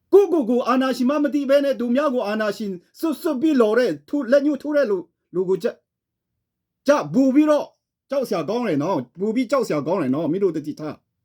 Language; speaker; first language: Burmese; non-native, local second language; Kachin